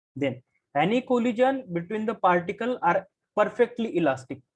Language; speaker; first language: Hindi; non-native, local second language; Marathi